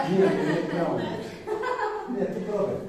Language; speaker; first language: Russian; non-native, learner; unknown